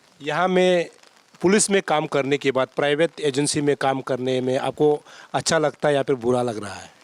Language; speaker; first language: Hindi; non-native, local second language; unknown